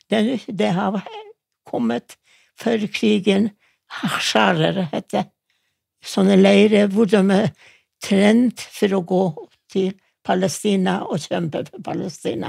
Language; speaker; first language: Norwegian; non-native, fluent; Yiddish